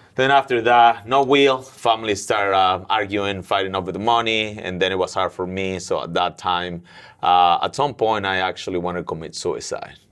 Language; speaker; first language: English; non-native, fluent; Spanish